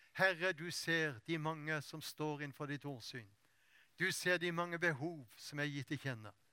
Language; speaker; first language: Norwegian; native; Norwegian